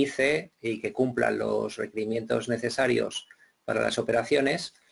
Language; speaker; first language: Spanish; native; Spanish